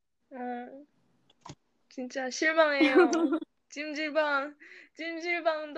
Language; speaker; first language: Korean; non-native, fluent; English